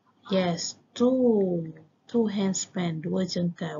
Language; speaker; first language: English; non-native, local second language; Malay